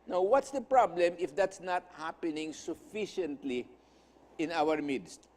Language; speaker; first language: English; non-native, local second language; Filipino